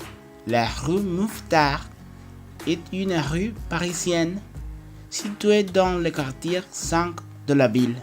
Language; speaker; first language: French; non-native, fluent; Spanish